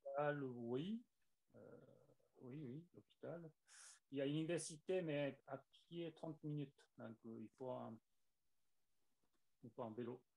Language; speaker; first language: French; non-native, learner; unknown